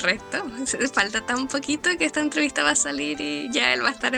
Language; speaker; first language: Spanish; native; Spanish